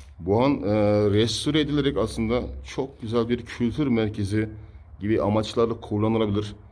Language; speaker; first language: Turkish; native; Turkish